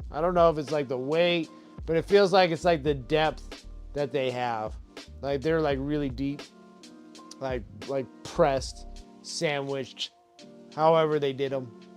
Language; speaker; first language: English; native; English